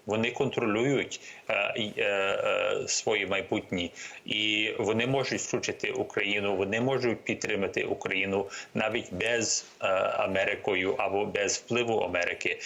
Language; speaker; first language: Ukrainian; early bilingual, heritage; Ukrainian